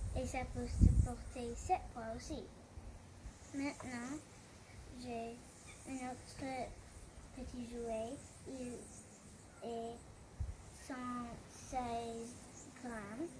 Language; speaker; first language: French; non-native, learner; English